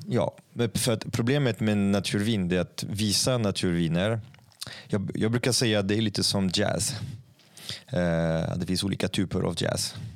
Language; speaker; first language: Swedish; non-native, fluent; French